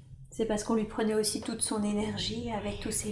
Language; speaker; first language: French; native; French